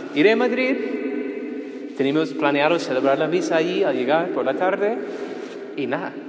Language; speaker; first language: Spanish; non-native, fluent; English